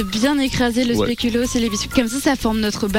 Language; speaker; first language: French; native; French